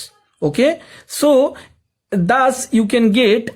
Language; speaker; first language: English; non-native, local second language; Bangla